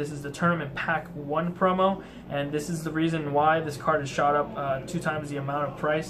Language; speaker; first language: English; native; English